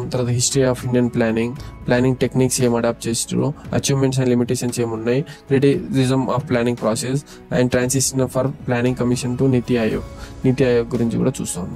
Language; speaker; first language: Telugu; native; Telugu